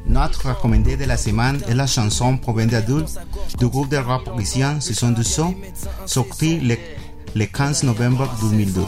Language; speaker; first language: French; non-native, learner; Spanish